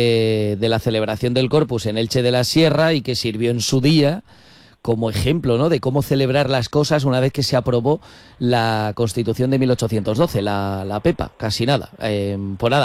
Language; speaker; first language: Spanish; native; Spanish